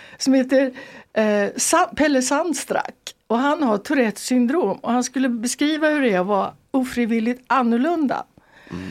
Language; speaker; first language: Swedish; native; Swedish